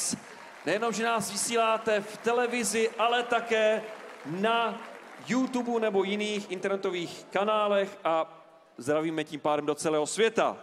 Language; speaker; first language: Czech; native; Czech